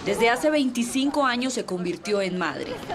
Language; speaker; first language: Spanish; native; Spanish